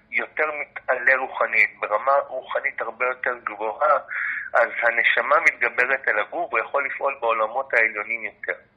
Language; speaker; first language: Hebrew; native; Hebrew